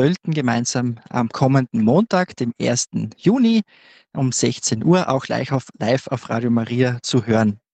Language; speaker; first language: German; native; German